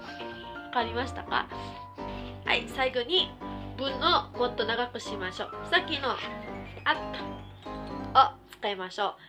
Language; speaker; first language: Japanese; non-native, local second language; Filipino